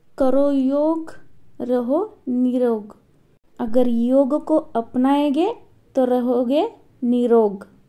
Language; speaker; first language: Hindi; non-native, local second language; Marathi